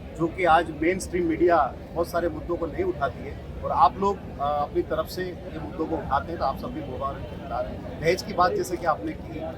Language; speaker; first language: Hindi; non-native, local second language; Gujarati